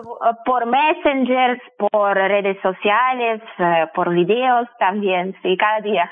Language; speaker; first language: Spanish; non-native, fluent; Russian